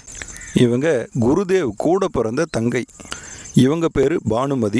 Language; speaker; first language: Tamil; native; Tamil